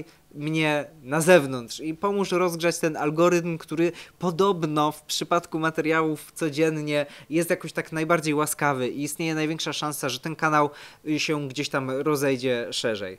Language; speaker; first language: Polish; native; Polish